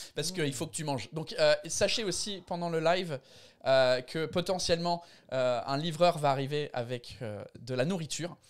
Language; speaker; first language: French; non-native, fluent; English